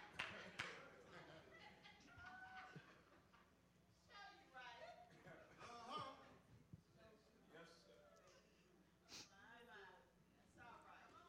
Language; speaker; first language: English; native; English